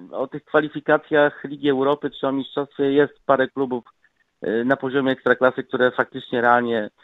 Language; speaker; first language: Polish; native; Polish